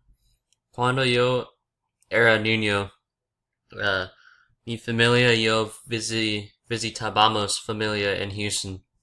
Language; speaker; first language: Spanish; non-native, learner; English